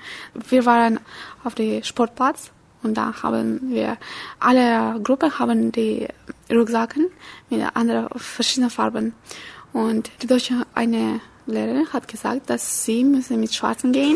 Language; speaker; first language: German; non-native, learner; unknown